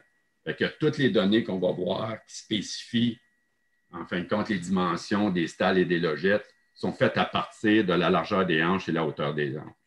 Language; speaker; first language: French; native; French